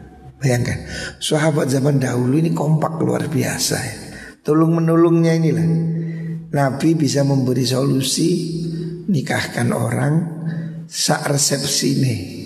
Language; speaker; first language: Indonesian; non-native, local second language; Javanese